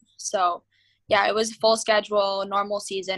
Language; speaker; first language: English; native; English